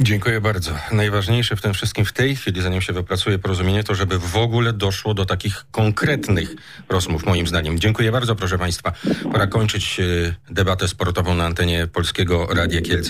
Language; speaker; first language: Polish; native; Polish